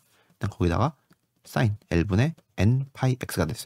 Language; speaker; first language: Korean; native; Korean